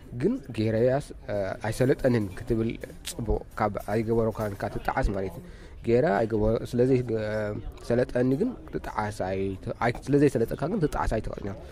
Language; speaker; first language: Tigrinya; native; Tigrinya